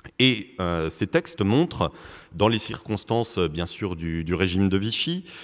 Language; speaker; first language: French; native; French